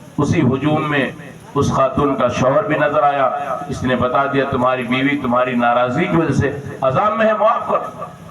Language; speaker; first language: Urdu; native; Urdu